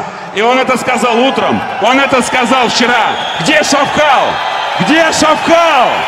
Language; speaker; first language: Russian; native; Russian